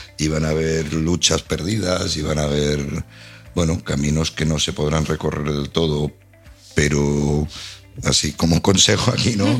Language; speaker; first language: Spanish; non-native, local second language; Catalan